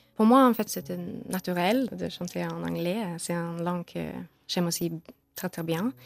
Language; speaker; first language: French; native; French